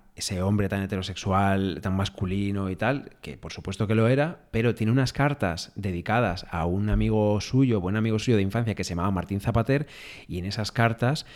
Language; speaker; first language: Spanish; non-native, local second language; Galician